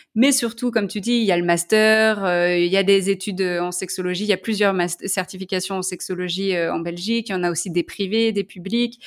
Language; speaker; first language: French; native; French